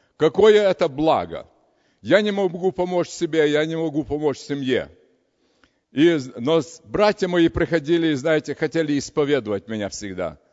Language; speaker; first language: Russian; early bilingual, heritage; Russian